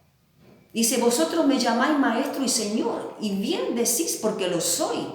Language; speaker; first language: Spanish; native; Spanish